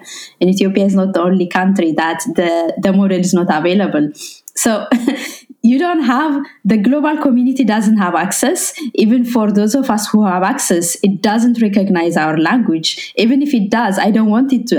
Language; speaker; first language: English; non-native, fluent; Amharic